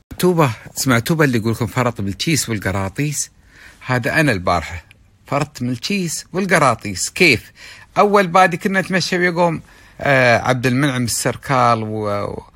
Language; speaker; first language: Arabic; native; Arabic